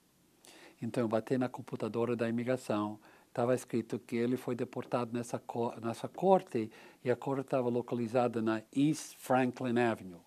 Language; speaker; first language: Portuguese; non-native, learner; English